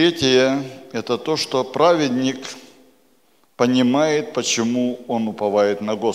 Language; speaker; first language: Polish; non-native, learner; Russian